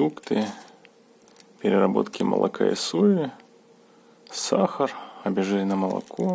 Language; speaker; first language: Russian; native; Russian